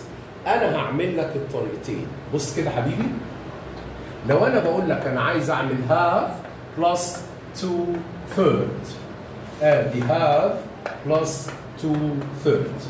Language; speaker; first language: Arabic; native; Arabic